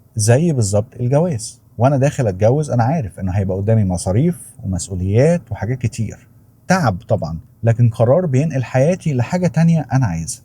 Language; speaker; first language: Arabic; native; Arabic